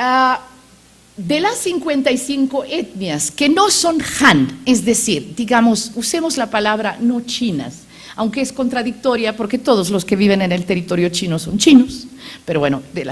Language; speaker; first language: Spanish; non-native, fluent; Macedonian